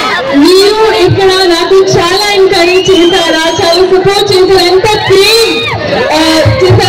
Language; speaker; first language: Telugu; non-native, learner; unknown